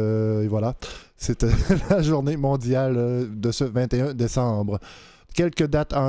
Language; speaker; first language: French; native; French